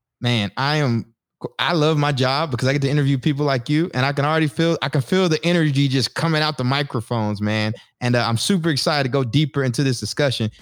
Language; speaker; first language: English; native; English